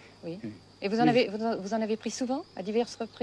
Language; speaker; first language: French; native; French